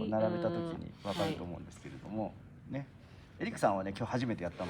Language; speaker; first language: Japanese; native; Japanese